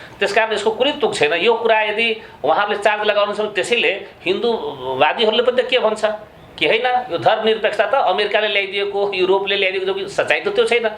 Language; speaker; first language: Nepali; non-native, local second language; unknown